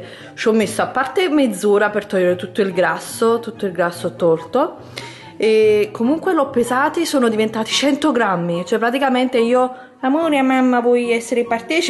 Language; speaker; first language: Italian; native; Italian